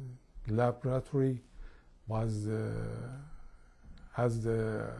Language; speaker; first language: English; non-native, learner; Persian